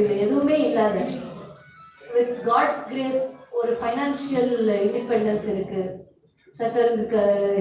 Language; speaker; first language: English; non-native, local second language; Tamil